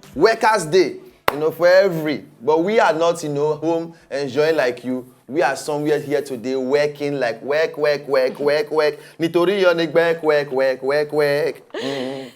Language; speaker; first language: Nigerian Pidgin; non-native, local second language; Yoruba